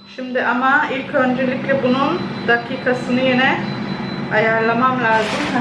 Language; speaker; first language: Turkish; native; Turkish